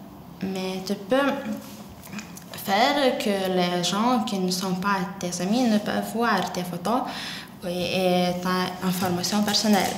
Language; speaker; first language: French; non-native, learner; Lithuanian